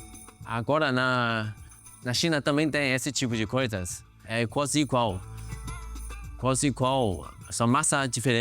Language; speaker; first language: Portuguese; non-native, learner; Chinese